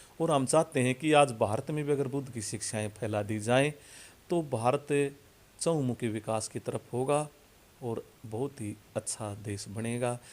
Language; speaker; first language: Hindi; native; Hindi